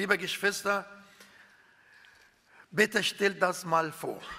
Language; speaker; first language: German; non-native, fluent; Arabic